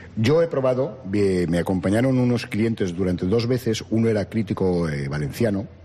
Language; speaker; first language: Spanish; native; Spanish